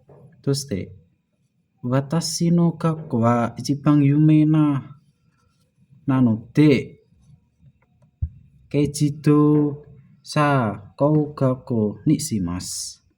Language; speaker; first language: Japanese; non-native, learner; Indonesian